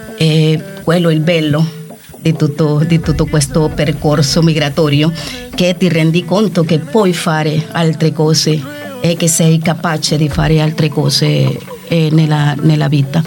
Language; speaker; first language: Italian; non-native, fluent; Spanish